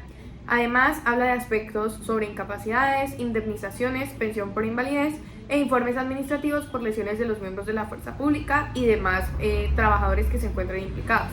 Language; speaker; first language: Spanish; native; Spanish